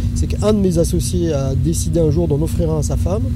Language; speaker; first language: French; native; French